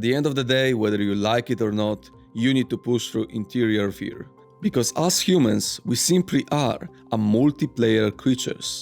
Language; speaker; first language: English; non-native, fluent; Polish